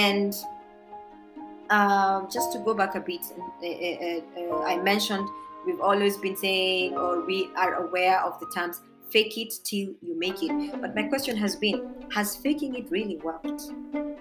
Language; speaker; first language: English; non-native, local second language; Embu